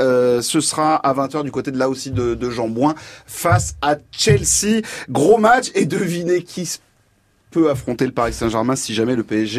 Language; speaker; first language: French; native; French